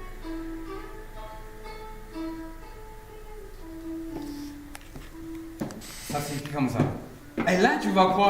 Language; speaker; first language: French; non-native, fluent; Chinese